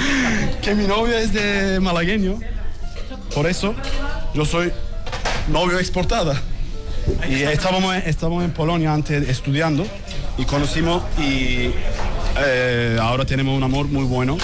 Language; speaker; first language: Spanish; non-native, learner; Turkish